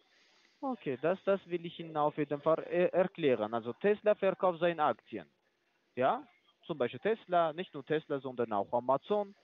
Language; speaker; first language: German; non-native, fluent; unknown